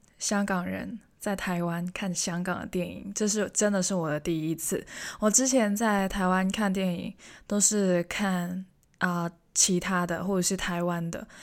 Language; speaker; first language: Chinese; non-native, local second language; Cantonese